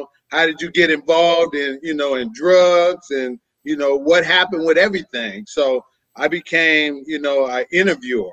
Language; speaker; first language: English; native; English